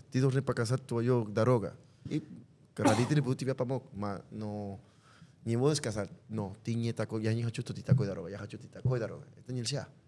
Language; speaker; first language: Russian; non-native, learner; Spanish